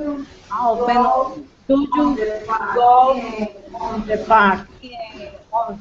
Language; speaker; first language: English; non-native, learner; Spanish